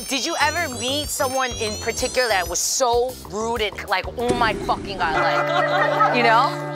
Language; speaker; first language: English; early bilingual, other home language; Korean